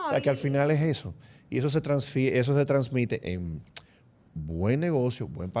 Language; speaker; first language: Spanish; native; Spanish